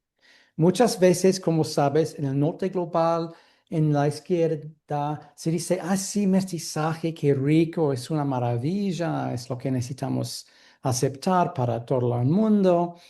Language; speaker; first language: Spanish; non-native, fluent; English